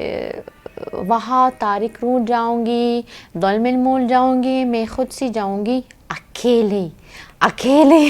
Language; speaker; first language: Hindi; non-native, learner; Arabic